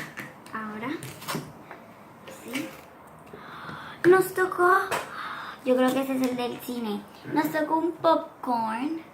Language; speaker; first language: Spanish; early bilingual, heritage; Spanish